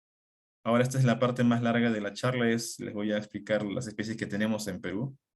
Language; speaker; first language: Spanish; native; Spanish